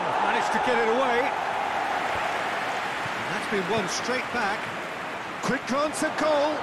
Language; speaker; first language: English; native; English